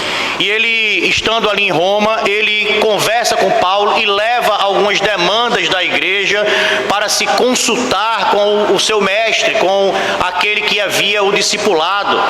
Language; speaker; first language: Portuguese; native; Portuguese